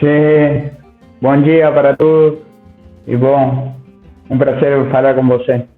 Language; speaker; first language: Portuguese; non-native, learner; Spanish